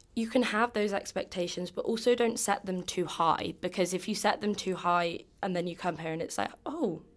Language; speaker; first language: English; native; English